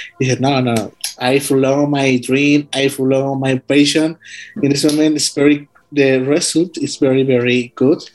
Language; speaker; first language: English; non-native, learner; Spanish